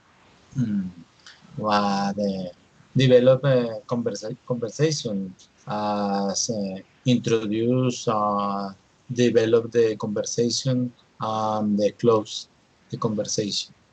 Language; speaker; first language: English; non-native, learner; Spanish